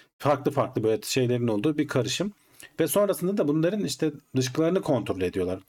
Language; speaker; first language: Turkish; native; Turkish